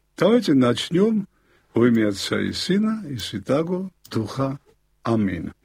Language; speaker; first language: Russian; non-native, local second language; Georgian